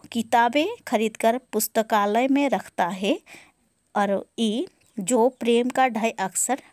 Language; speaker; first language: Hindi; non-native, local second language; Assamese